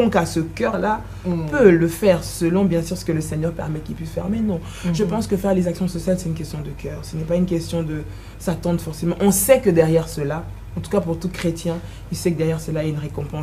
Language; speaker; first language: French; non-native, local second language; Lingala